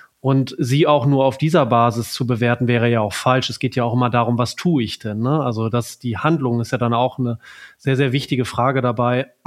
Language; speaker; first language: German; native; German